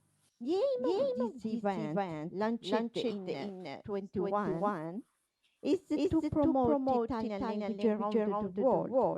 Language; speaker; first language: English; non-native, fluent; Italian